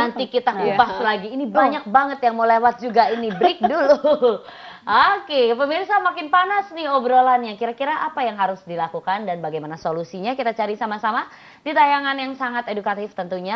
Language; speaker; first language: Indonesian; native; Indonesian